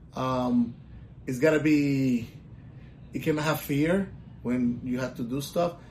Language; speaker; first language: English; non-native, local second language; Spanish